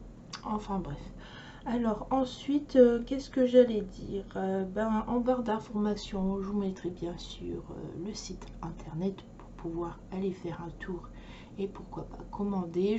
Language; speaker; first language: French; native; French